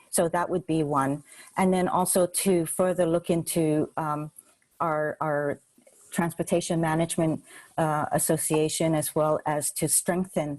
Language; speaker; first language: English; non-native, local second language; Cantonese